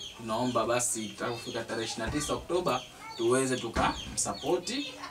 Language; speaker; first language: Swahili; native; Swahili